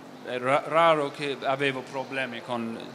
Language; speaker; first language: Italian; non-native, fluent; English